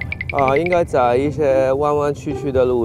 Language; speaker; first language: Chinese; non-native, local second language; Cantonese